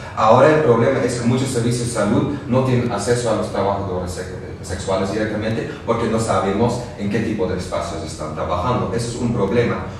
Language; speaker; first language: Spanish; non-native, fluent; Dutch